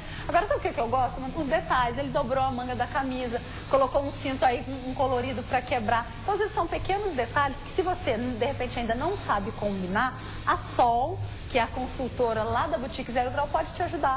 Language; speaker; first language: Portuguese; native; Portuguese